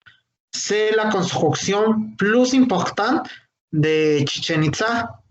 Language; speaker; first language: French; non-native, learner; Spanish